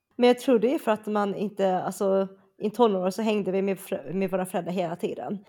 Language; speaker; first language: Swedish; early bilingual, other home language; Chinese